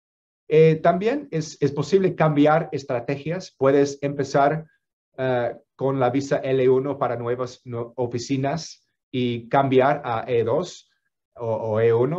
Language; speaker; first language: Spanish; non-native, fluent; English